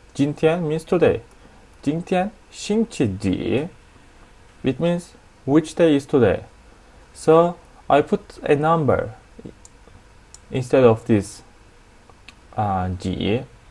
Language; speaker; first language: English; non-native, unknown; Turkish